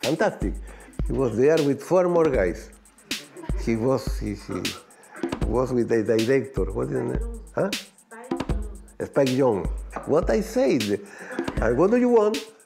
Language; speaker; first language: English; non-native, learner; Spanish